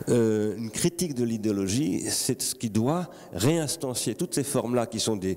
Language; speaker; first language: French; native; French